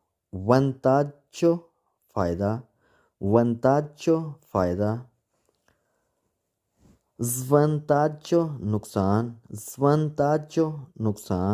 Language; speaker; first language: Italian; non-native, fluent; Urdu